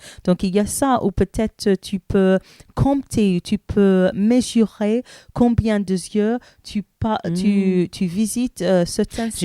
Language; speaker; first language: French; non-native, learner; English